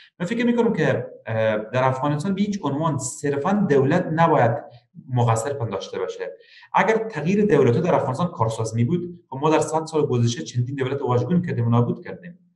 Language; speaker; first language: Persian; native; Persian